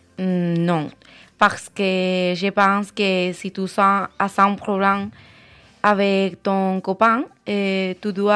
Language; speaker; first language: French; non-native, learner; Spanish